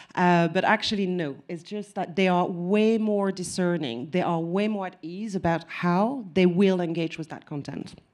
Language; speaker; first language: English; non-native, fluent; French